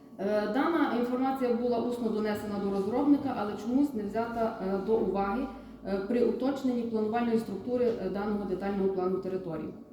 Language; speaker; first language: Ukrainian; native; Ukrainian